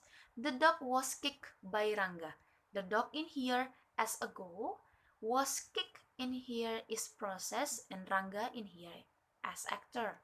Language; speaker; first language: English; non-native, learner; Indonesian